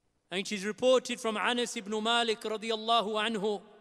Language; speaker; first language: English; native; English